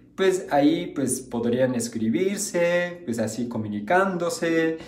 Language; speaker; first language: Spanish; non-native, fluent; Japanese